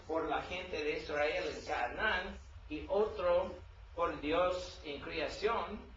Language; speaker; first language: Spanish; non-native, learner; English